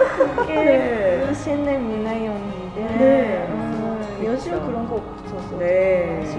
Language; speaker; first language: Korean; non-native, fluent; Japanese